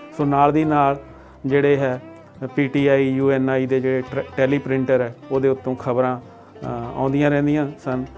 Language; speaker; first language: Punjabi; native; Punjabi